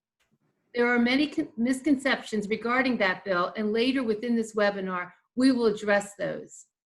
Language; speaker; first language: English; native; English